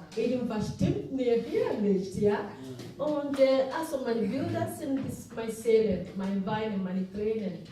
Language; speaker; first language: German; non-native, fluent; Igbo